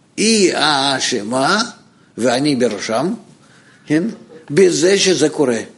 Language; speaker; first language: Hebrew; non-native, fluent; Russian